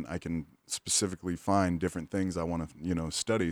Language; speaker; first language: English; native; English